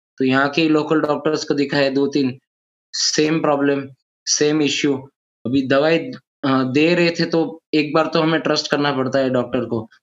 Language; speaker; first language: Hindi; non-native, local second language; Gujarati